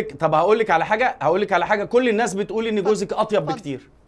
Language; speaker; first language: Arabic; native; Arabic